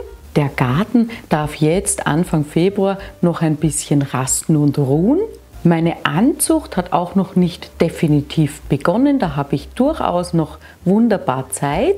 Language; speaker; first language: German; native; German